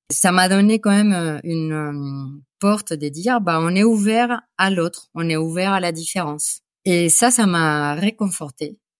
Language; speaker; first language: French; non-native, fluent; Spanish